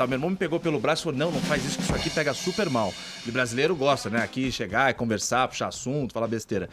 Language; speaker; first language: Portuguese; native; Portuguese